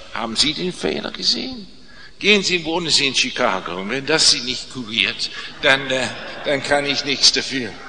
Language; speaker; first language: German; non-native, fluent; English